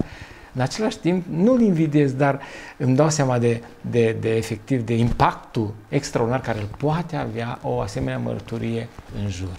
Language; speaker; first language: Romanian; native; Romanian